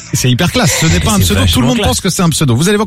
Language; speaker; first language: French; native; French